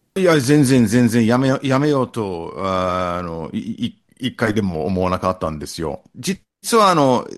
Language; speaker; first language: Japanese; non-native, fluent; English